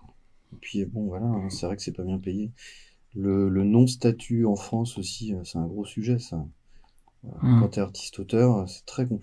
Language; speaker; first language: French; native; French